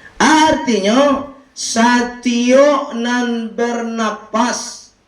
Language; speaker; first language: Malay; non-native, local second language; Minangkabau